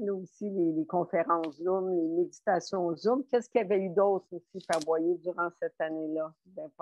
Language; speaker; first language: French; native; French